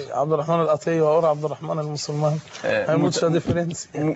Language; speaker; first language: Spanish; non-native, fluent; Arabic